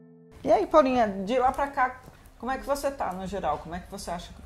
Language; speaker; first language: Portuguese; native; Portuguese